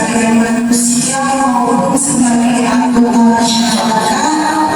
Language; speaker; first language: Indonesian; native; Indonesian